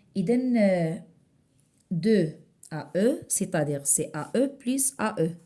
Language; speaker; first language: French; non-native, local second language; Arabic